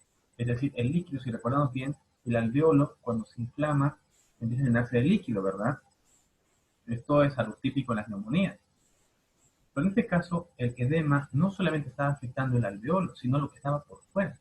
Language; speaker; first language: Spanish; native; Spanish